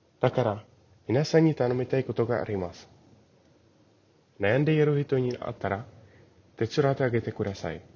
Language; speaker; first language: Japanese; non-native, learner; English